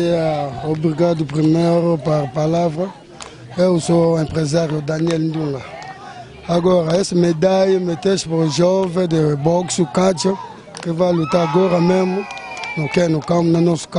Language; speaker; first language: Portuguese; non-native, learner; Lingala